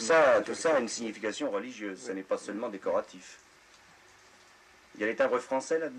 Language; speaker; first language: French; native; French